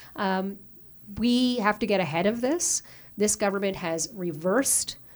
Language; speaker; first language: English; native; English